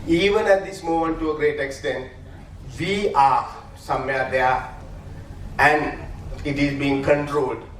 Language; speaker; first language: English; non-native, local second language; Sinhala